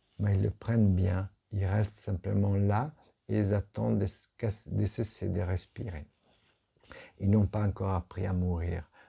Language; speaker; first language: French; non-native, fluent; Italian